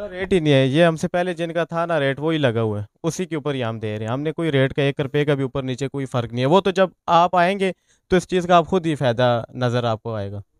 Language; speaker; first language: Urdu; non-native, local second language; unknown